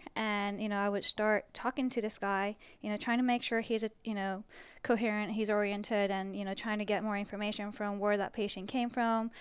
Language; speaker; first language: English; early bilingual, other home language; Japanese